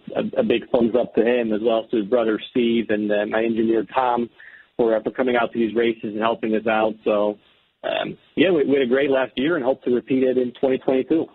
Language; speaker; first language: English; non-native, fluent; Dutch